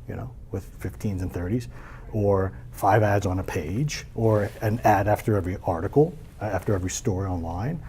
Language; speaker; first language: English; native; English